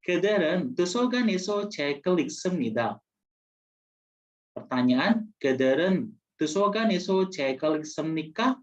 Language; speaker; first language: Korean; non-native, fluent; Indonesian